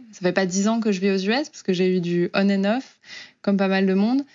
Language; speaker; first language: French; native; French